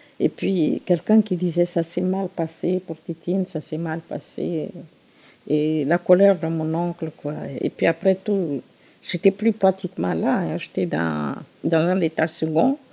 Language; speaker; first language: French; non-native, local second language; Susu